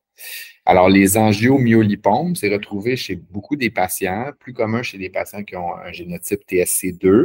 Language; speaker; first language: French; native; French